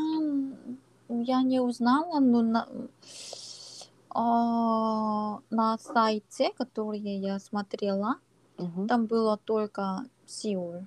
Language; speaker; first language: Russian; non-native, learner; Korean